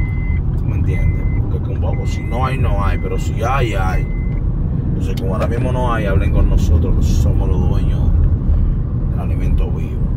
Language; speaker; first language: Spanish; native; Spanish